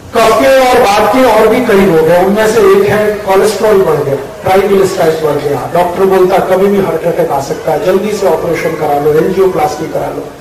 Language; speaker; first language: Hindi; native; Hindi